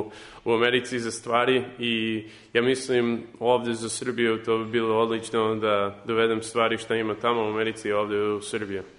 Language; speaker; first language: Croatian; early bilingual, heritage; Serbian